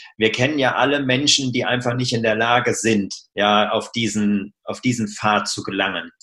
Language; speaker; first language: German; native; German